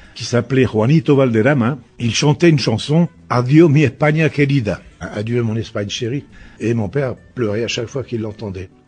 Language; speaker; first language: French; native; French